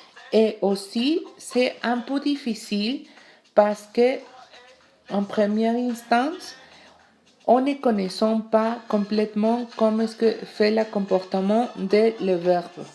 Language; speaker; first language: French; non-native, learner; Spanish